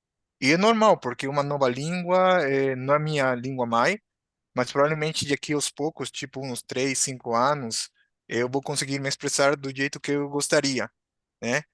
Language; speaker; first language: Portuguese; non-native, fluent; Spanish